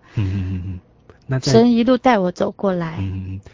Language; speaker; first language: Chinese; native; Chinese